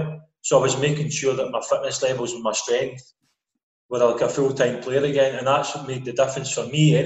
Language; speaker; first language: English; native; English